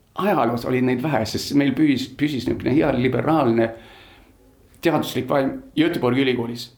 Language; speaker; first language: Estonian; early bilingual, heritage; Estonian